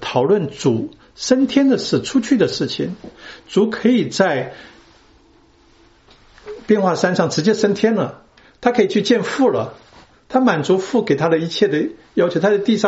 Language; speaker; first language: Chinese; native; Chinese